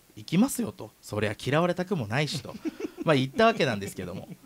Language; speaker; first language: Japanese; native; Japanese